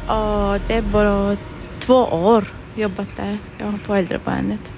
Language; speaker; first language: Swedish; non-native, learner; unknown